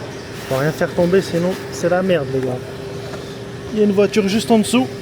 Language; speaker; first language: French; native; French